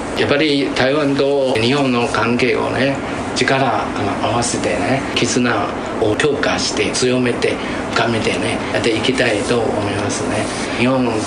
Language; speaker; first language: Japanese; non-native, fluent; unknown